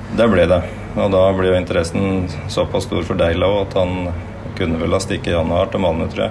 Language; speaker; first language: Norwegian; native; Norwegian